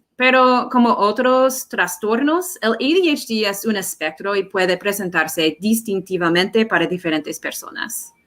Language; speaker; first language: Spanish; non-native, fluent; English